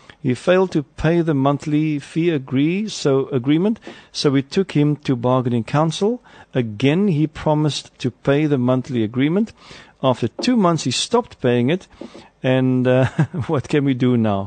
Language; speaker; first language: English; non-native, local second language; Afrikaans